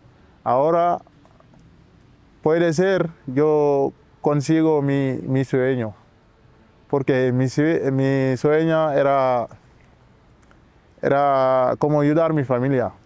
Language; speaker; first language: Spanish; non-native, learner; Wolof